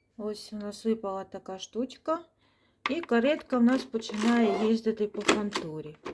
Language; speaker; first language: Ukrainian; non-native, local second language; Russian